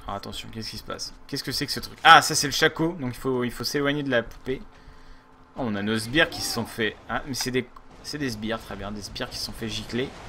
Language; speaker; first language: French; native; French